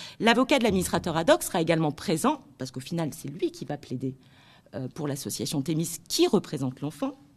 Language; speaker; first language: French; native; French